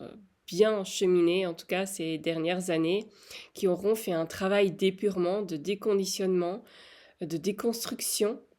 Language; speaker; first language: French; native; French